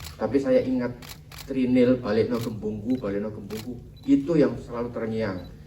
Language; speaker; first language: Indonesian; native; Indonesian